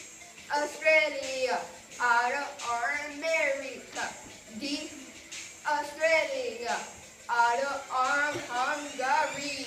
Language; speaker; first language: Indonesian; non-native, learner; English